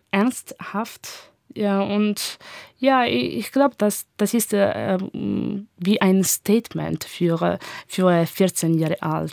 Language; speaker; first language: German; non-native, learner; Italian